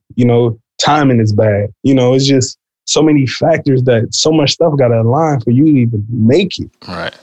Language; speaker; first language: English; native; English